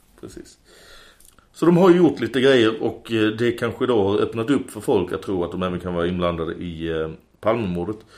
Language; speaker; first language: Swedish; native; Swedish